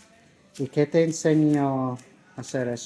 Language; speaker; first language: Spanish; non-native, learner; English